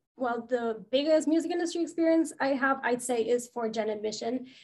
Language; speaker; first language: English; non-native, fluent; German